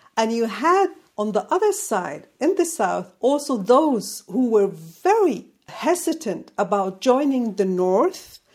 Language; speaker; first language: English; non-native, fluent; Arabic